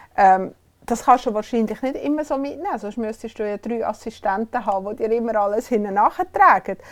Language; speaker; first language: German; native; German